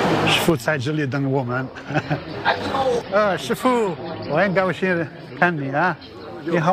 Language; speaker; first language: Chinese; non-native, learner; Italian